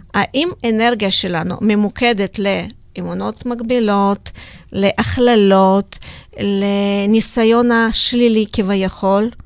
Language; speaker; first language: Hebrew; non-native, fluent; Russian